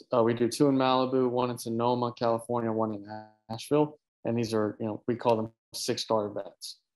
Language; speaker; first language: English; native; English